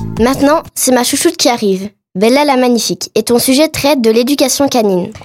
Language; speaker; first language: French; native; French